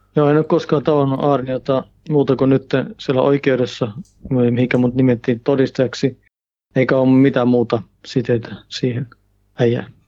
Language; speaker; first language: Finnish; early bilingual, heritage; Finnish